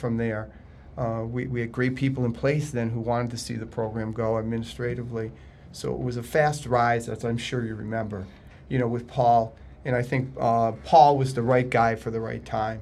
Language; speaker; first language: English; native; English